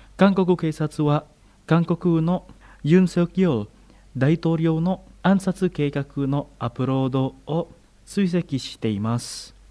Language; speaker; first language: Japanese; non-native, fluent; Indonesian